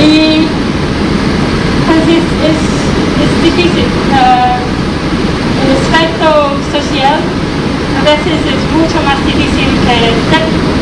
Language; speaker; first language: Spanish; non-native, fluent; English